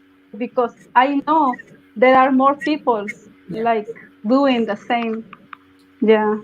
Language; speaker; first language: English; non-native, learner; Spanish